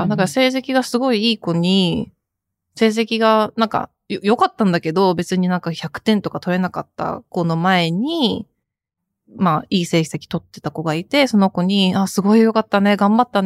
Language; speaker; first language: Japanese; early bilingual, heritage; Japanese